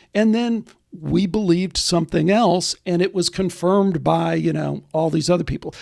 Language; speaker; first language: English; native; English